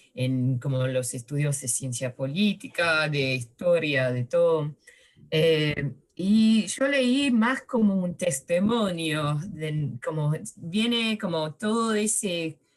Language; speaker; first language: Spanish; early bilingual, heritage; Spanish